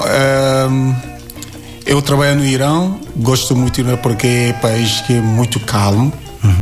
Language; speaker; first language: Portuguese; non-native, learner; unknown